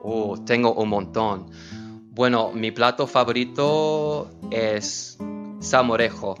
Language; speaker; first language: Spanish; non-native, learner; English